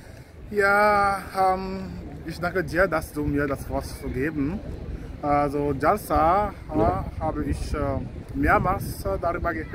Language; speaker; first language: German; non-native, fluent; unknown